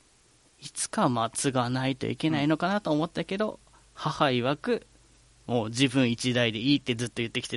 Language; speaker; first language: Japanese; native; Japanese